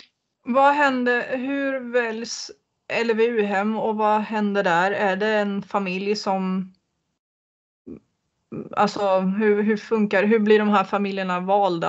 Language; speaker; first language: Swedish; native; Swedish